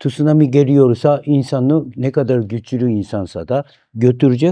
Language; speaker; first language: Turkish; non-native, fluent; Japanese